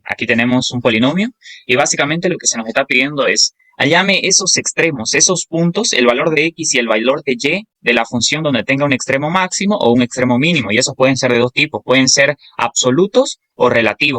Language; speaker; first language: Spanish; native; Spanish